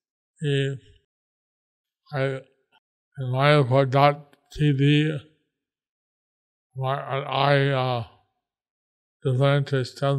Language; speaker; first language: Spanish; non-native, learner; English